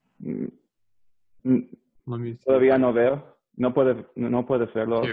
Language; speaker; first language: Spanish; non-native, learner; English